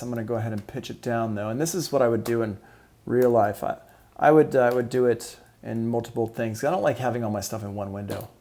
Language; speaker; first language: English; native; English